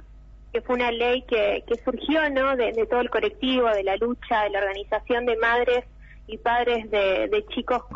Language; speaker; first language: Spanish; native; Spanish